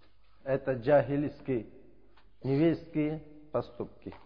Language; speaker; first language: Russian; non-native, learner; Uzbek